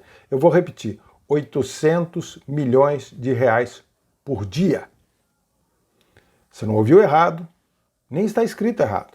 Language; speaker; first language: Portuguese; native; Portuguese